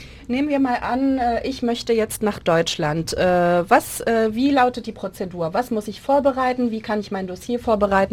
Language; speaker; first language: German; non-native, local second language; Arabic